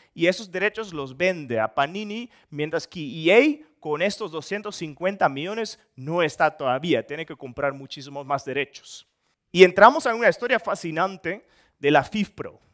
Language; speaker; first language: Spanish; non-native, fluent; Dutch